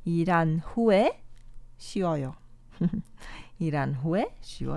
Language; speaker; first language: Korean; non-native, fluent; Portuguese